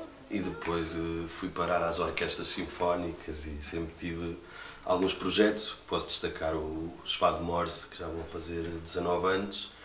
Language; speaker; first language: Portuguese; native; Portuguese